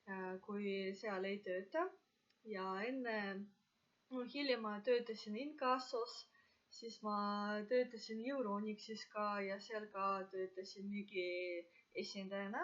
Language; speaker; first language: Estonian; non-native, local second language; Russian